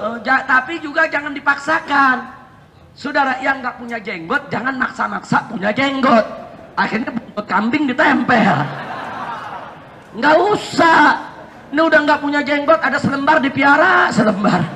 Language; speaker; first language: Indonesian; native; Indonesian